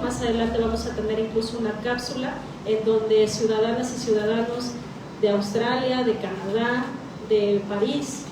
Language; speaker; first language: Spanish; native; Spanish